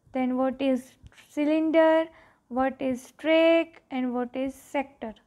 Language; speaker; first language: English; non-native, local second language; Gujarati